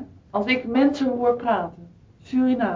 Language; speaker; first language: Dutch; native; Dutch